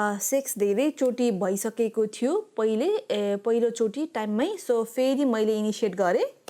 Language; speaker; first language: Nepali; native; Nepali